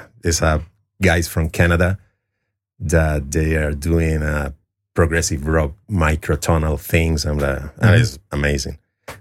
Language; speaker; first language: English; non-native, fluent; Spanish